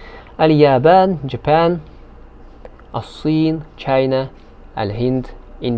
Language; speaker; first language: Arabic; non-native, fluent; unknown